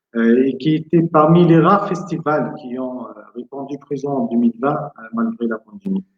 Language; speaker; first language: French; non-native, local second language; Arabic